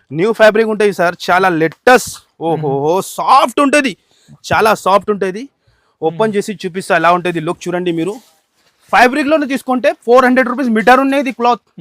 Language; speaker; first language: Telugu; non-native, local second language; Urdu